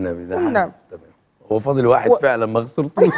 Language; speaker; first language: Arabic; native; Arabic